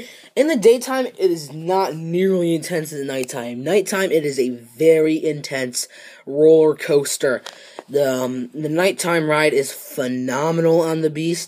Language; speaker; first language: English; native; English